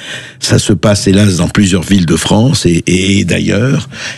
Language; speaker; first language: French; native; French